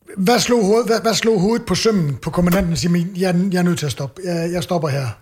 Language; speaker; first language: Danish; native; Danish